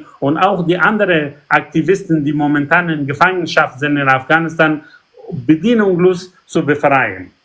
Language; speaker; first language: German; non-native, learner; Persian